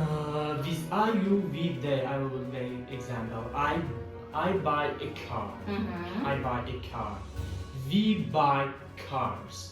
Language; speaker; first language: English; non-native, learner; Tajik